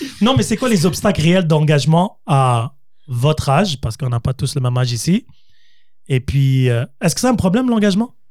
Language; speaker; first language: French; native; French